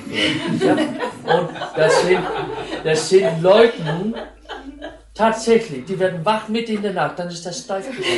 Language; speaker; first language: German; non-native, fluent; Dutch